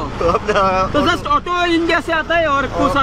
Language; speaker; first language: Hindi; non-native, learner; Bangla